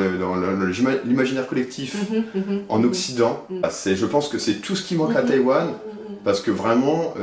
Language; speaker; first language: French; native; French